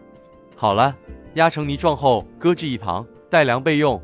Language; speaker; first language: Chinese; native; Chinese